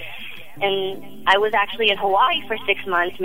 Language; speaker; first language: English; native; English